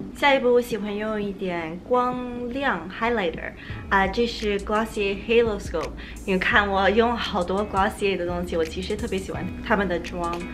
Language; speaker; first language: Chinese; early bilingual, heritage; Chinese